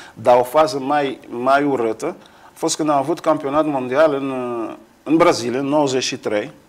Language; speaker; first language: Romanian; non-native, fluent; Kabuverdianu